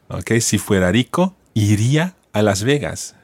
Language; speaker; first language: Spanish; non-native, fluent; English